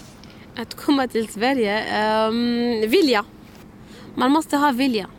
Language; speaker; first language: Swedish; non-native, learner; Arabic